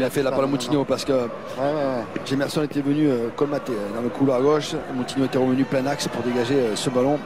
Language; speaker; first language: French; native; French